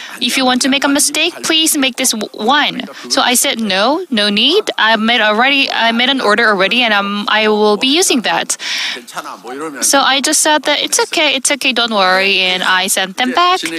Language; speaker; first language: English; non-native, fluent; Korean